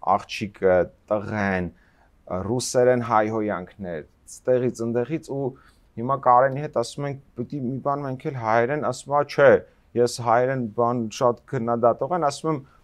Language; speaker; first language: Armenian; native; Armenian